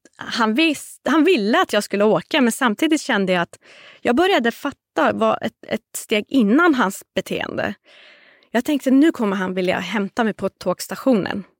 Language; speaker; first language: Swedish; non-native, fluent; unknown